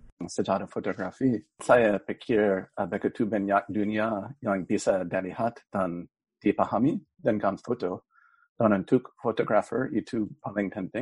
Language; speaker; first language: Indonesian; non-native, fluent; English